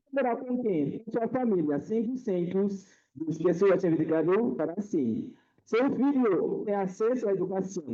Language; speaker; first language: Portuguese; non-native, fluent; Haitian Creole